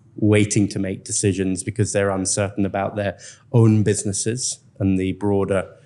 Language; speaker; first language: English; native; English